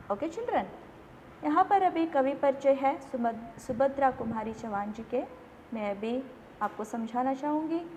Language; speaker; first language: Hindi; non-native, local second language; Kannada